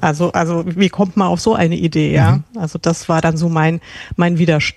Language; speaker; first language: German; native; German